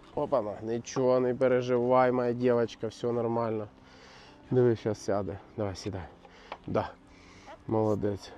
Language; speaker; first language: Ukrainian; native; Ukrainian